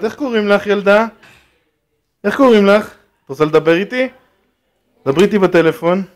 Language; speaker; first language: Hebrew; native; Hebrew